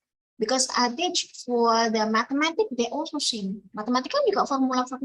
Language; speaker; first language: English; non-native, fluent; Indonesian